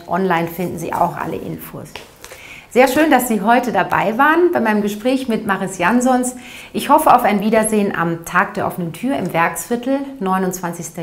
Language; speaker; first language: German; native; German